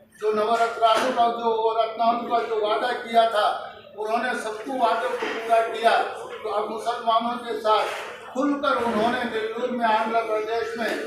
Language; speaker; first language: Hindi; non-native, local second language; Urdu